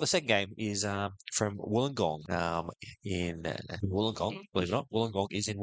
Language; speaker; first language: English; native; English